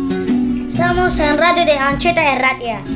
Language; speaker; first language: Spanish; non-native, learner; Arabic